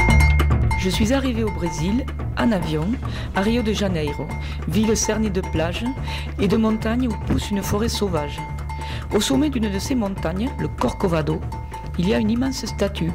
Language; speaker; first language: French; native; French